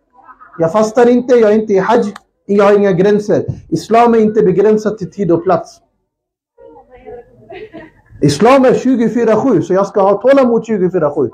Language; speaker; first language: Swedish; non-native, local second language; Urdu